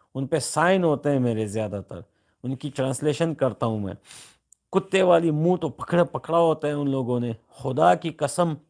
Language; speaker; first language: Urdu; non-native, local second language; Pashto